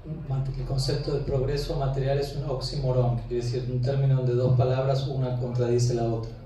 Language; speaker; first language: Spanish; non-native, learner; English